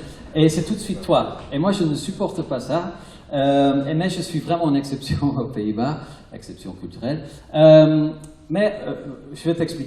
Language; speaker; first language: French; non-native, fluent; Dutch